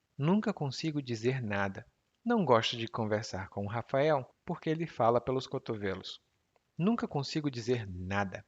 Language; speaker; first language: Portuguese; native; Portuguese